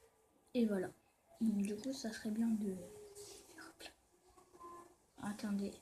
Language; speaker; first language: French; native; French